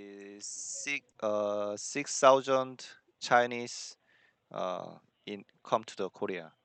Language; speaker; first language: English; non-native, learner; Korean